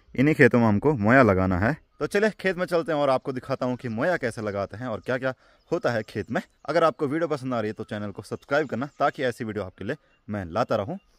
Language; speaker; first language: Hindi; non-native, local second language; Garhwali